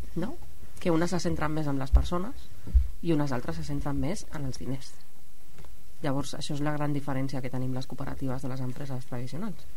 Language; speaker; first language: Catalan; native; Catalan